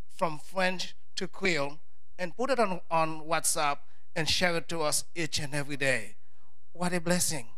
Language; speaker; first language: English; non-native, fluent; Haitian Creole